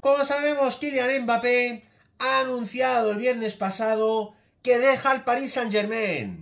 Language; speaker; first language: Spanish; native; Spanish